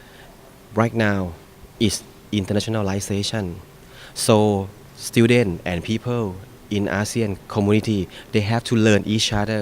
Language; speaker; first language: English; non-native, fluent; Thai